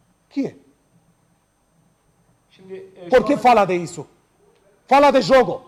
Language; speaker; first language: Portuguese; non-native, learner; Romanian